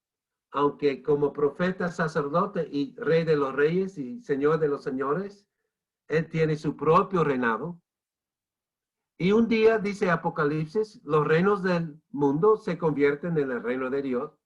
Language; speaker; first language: Spanish; non-native, fluent; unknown